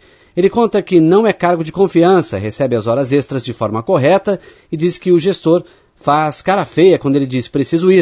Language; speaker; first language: Portuguese; native; Portuguese